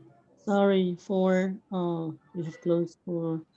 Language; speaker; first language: English; non-native, learner; Indonesian